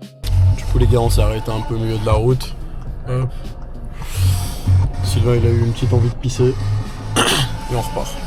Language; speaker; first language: French; native; French